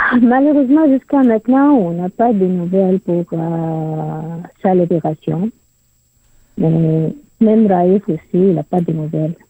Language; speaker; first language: French; non-native, learner; Arabic